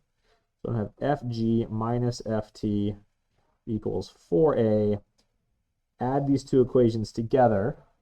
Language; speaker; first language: English; native; English